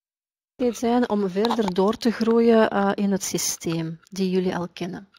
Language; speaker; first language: Dutch; non-native, fluent; Russian